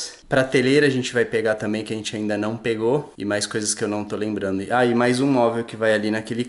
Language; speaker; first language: Portuguese; native; Portuguese